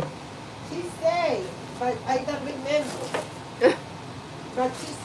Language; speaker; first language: English; non-native, learner; Spanish